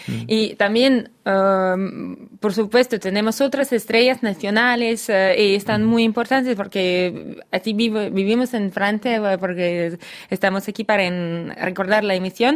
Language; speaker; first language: Spanish; non-native, learner; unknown